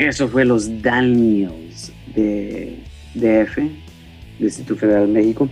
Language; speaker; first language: Spanish; early bilingual, heritage; Spanish